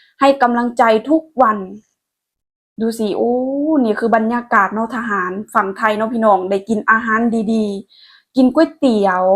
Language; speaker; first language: Thai; non-native, local second language; Lao